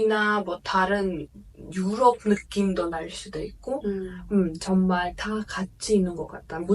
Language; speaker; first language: Korean; non-native, fluent; Azerbaijani